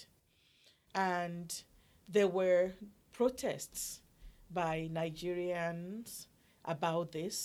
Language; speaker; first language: English; non-native, local second language; Yoruba